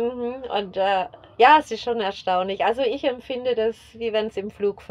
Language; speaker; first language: German; native; German